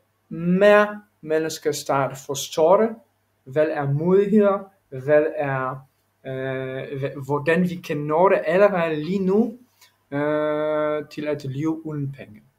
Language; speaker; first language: Danish; non-native, learner; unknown